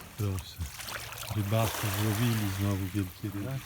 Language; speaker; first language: Polish; native; Polish